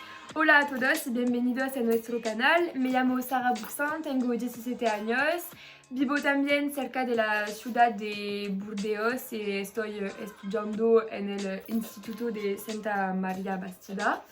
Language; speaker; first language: Spanish; non-native, learner; French